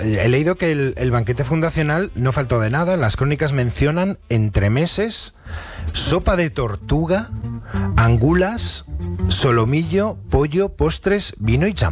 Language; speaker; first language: Spanish; native; Spanish